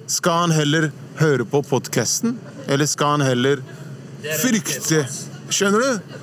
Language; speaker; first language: Norwegian; early bilingual, other home language; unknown